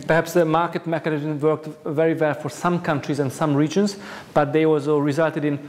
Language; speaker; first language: English; non-native, fluent; Hungarian